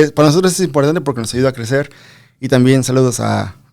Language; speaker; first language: Spanish; early bilingual, other home language; English